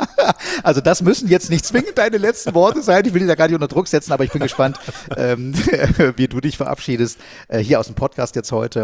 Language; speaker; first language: German; native; German